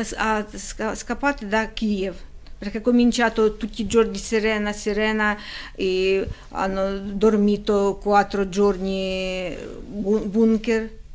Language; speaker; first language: Italian; non-native, learner; Ukrainian